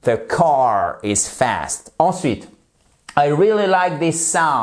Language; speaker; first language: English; non-native, fluent; French